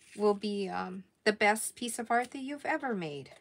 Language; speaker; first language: English; early bilingual, other home language; Spanish